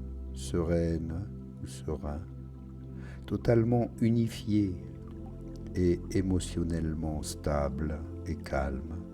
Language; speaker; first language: French; native; French